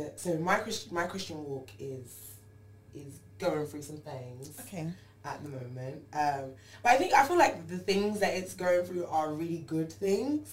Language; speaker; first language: English; non-native, local second language; Yoruba